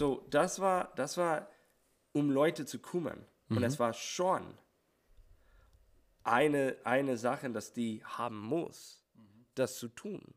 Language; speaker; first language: German; non-native, learner; English